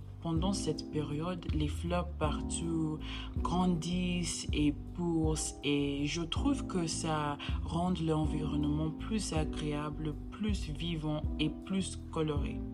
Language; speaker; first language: French; non-native, learner; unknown